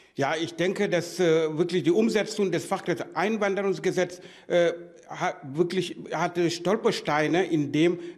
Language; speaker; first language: German; non-native, fluent; Wolof